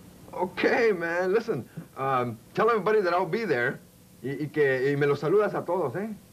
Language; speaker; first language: Spanish; early bilingual, other home language; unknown